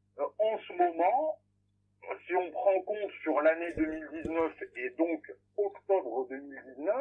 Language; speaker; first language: French; native; French